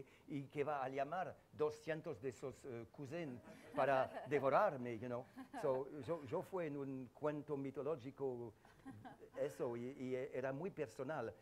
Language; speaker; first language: Spanish; non-native, fluent; French